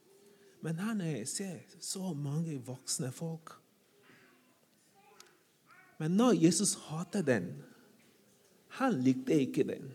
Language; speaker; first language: Norwegian; non-native, fluent; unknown